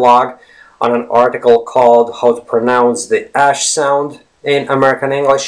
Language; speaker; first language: English; non-native, fluent; Latvian